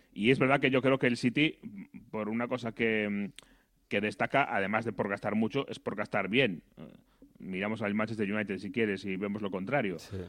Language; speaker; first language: Spanish; native; Spanish